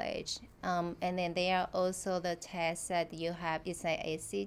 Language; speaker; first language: English; non-native, fluent; Chinese